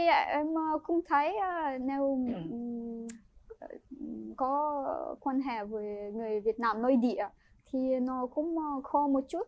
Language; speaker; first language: Vietnamese; non-native, fluent; Ukrainian